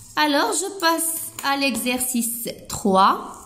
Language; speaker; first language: French; non-native, local second language; Arabic